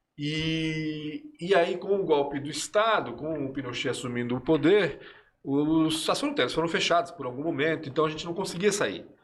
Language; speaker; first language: Portuguese; early bilingual, other home language; Spanish